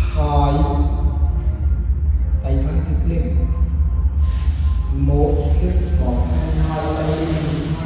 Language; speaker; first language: Vietnamese; non-native, learner; Hindi